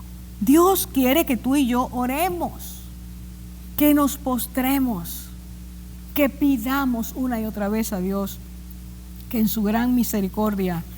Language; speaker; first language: Spanish; native; Spanish